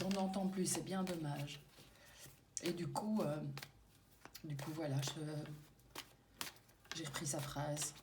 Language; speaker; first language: French; native; French